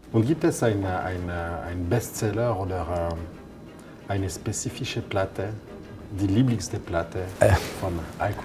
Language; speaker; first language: German; non-native, fluent; French